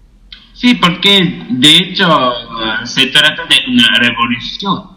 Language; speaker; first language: Spanish; non-native, fluent; Japanese